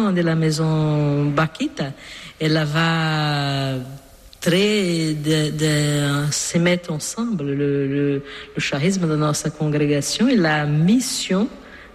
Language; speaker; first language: French; non-native, learner; Portuguese